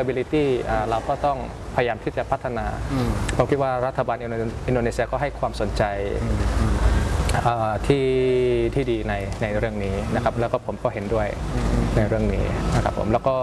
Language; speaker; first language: Thai; early bilingual, other home language; Indonesian